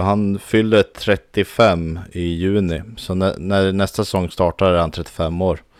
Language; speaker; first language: Swedish; native; Swedish